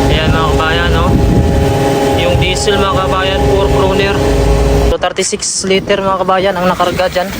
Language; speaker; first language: Filipino; native; Filipino